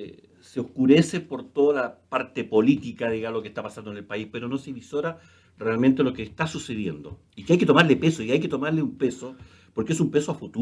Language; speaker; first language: Spanish; native; Spanish